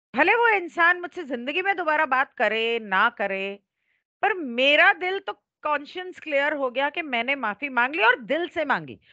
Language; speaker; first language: Hindi; native; Hindi